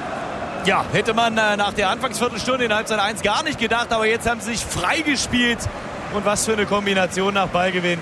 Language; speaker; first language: German; native; German